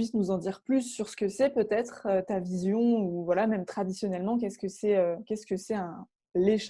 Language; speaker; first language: French; native; French